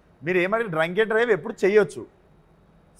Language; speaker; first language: Telugu; native; Telugu